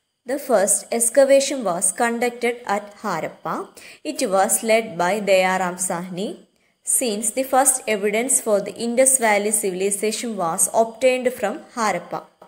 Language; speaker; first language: English; non-native, local second language; Malayalam